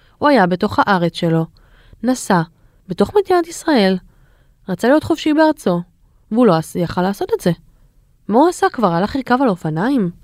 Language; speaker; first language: Hebrew; native; Hebrew